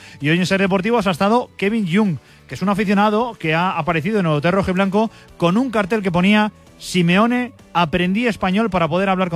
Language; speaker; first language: Spanish; native; Spanish